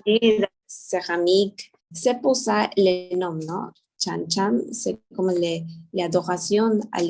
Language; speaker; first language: French; non-native, learner; Spanish